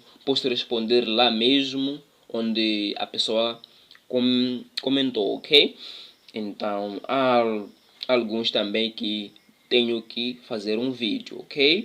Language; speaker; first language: Portuguese; non-native, local second language; Tsonga